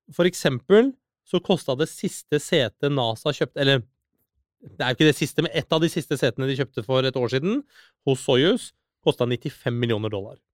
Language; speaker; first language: Norwegian; early bilingual, other home language; Persian